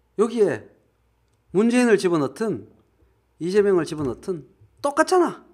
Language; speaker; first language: Korean; native; Korean